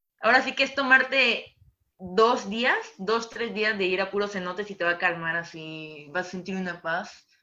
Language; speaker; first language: Spanish; native; Spanish